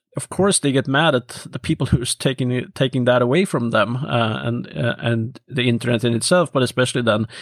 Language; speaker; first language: English; non-native, fluent; Swedish